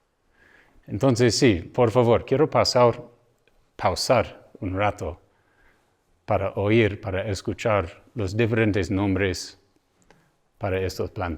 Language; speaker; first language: Spanish; non-native, fluent; English